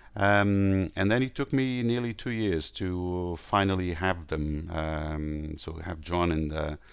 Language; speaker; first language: English; non-native, fluent; Portuguese